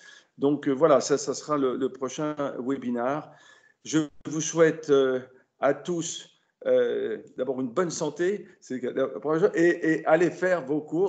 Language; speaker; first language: French; native; French